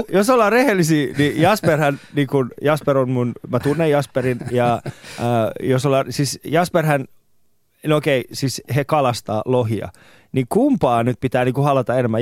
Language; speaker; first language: Finnish; early bilingual, other home language; Persian